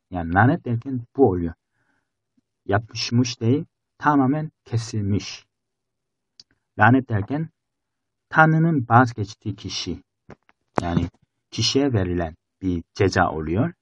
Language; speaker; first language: Turkish; non-native, fluent; Korean